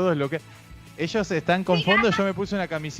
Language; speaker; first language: Spanish; native; Spanish